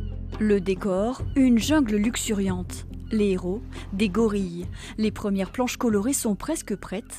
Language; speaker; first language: French; native; French